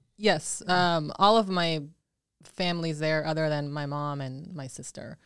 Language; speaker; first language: English; early bilingual, other home language; Spanish